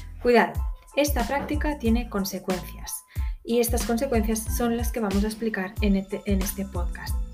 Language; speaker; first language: Spanish; native; Spanish